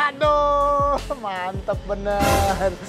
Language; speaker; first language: Indonesian; native; Indonesian